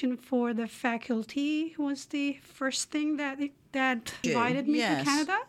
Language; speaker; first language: English; non-native, fluent; Turkish